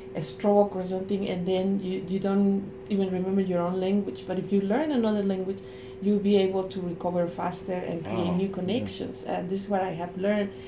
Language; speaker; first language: English; non-native, fluent; Spanish